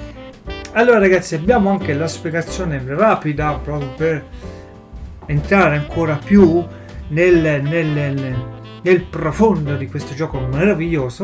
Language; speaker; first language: Italian; native; Italian